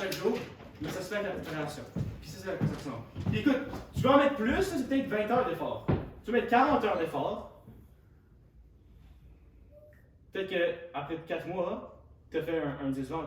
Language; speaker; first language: French; native; French